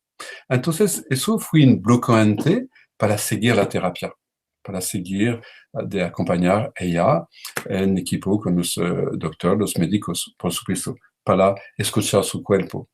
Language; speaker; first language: Spanish; non-native, learner; French